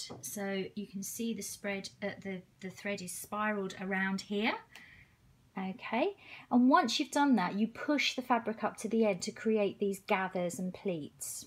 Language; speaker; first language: English; native; English